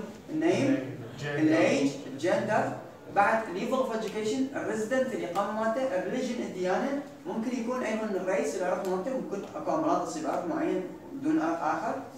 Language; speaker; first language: Arabic; native; Arabic